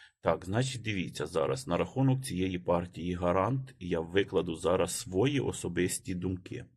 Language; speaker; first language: Ukrainian; native; Ukrainian